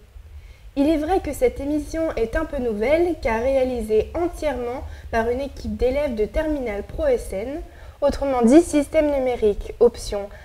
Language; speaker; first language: French; native; French